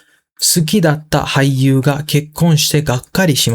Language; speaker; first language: Japanese; non-native, fluent; Sinhala